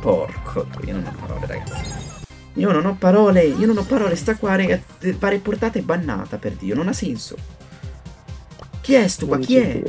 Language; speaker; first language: Italian; native; Italian